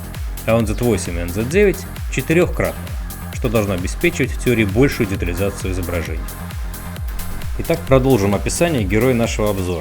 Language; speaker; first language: Russian; native; Russian